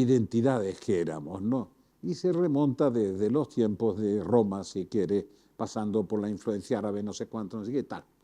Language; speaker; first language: Spanish; native; Spanish